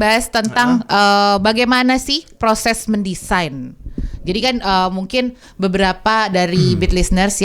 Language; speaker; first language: Indonesian; native; Indonesian